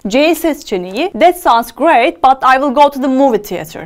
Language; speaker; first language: English; non-native, fluent; Turkish